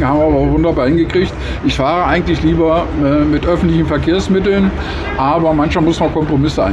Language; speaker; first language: German; native; German